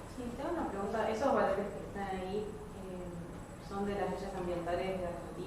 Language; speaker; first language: Spanish; native; Spanish